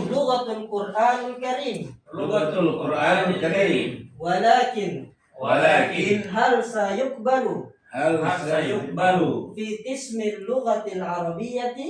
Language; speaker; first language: Arabic; non-native, fluent; Indonesian